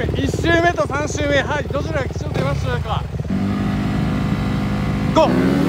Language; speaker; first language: Japanese; native; Japanese